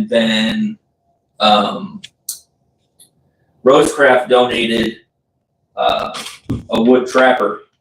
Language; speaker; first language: English; native; English